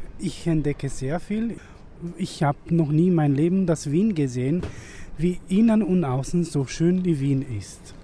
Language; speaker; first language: German; non-native, learner; Romanian